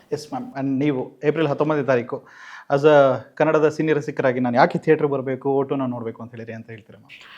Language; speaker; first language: Kannada; native; Kannada